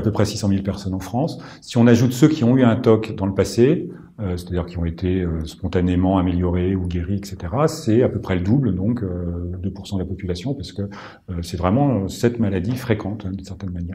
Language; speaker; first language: French; native; French